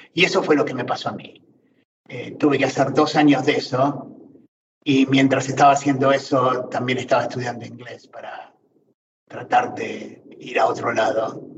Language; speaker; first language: Spanish; native; Spanish